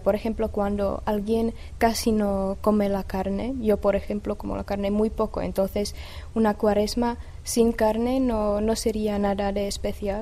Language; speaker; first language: Spanish; non-native, fluent; Czech